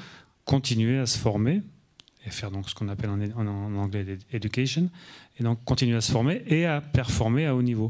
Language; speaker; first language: French; native; French